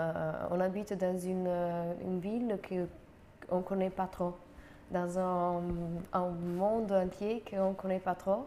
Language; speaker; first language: French; non-native, fluent; Italian